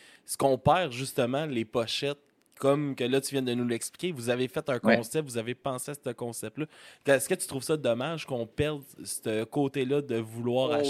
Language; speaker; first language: French; native; French